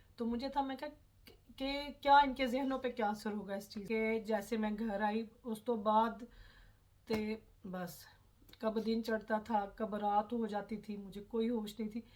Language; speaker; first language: Urdu; non-native, local second language; Punjabi